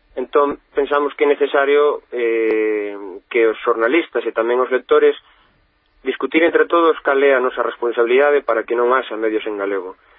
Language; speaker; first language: Galician; non-native, local second language; Spanish